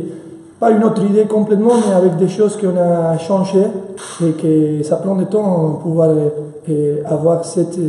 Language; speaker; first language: French; non-native, fluent; Spanish